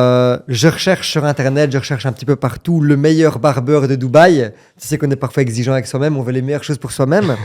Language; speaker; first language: French; native; French